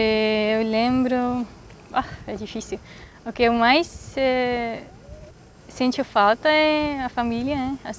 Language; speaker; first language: Portuguese; non-native, fluent; Swiss German